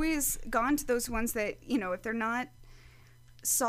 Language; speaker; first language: English; native; English